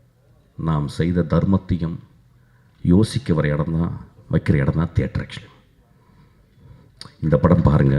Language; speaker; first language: Tamil; native; Tamil